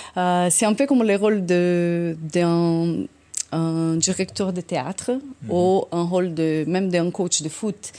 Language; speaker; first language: French; non-native, fluent; Portuguese